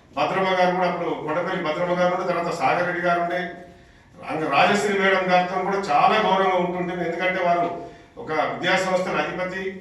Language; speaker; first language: Telugu; non-native, local second language; Urdu